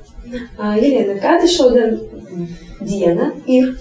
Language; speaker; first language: Latvian; non-native, learner; Russian